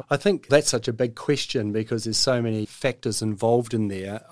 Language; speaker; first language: English; native; English